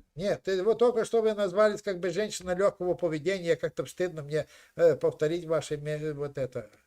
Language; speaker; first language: Russian; non-native, local second language; Ukrainian